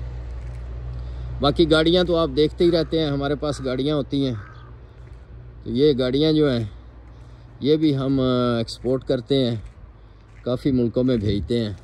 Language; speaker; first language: Urdu; non-native, local second language; Punjabi